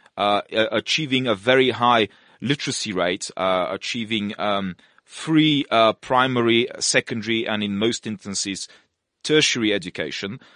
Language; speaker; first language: English; non-native, fluent; Russian